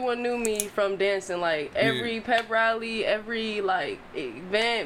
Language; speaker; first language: English; native; English